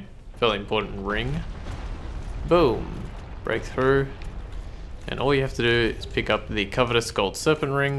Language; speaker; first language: English; native; English